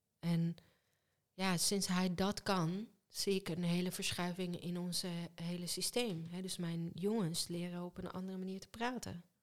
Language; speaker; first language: Dutch; early bilingual, other home language; Hebrew